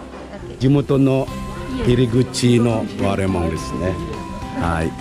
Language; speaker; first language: Japanese; non-native, fluent; Indonesian